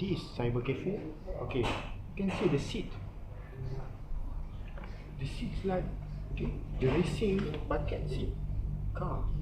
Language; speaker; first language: English; non-native, local second language; Malay